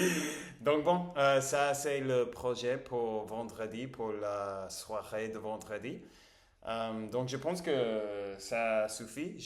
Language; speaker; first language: French; non-native, learner; English